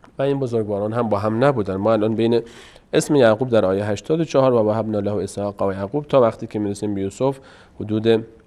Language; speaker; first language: Persian; native; Persian